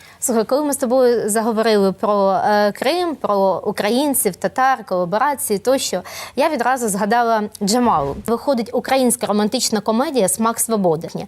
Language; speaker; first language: Ukrainian; native; Ukrainian